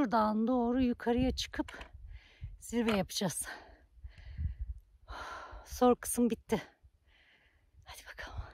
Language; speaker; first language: Turkish; native; Turkish